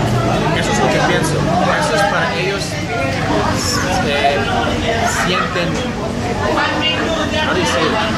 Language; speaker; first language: Spanish; non-native, learner; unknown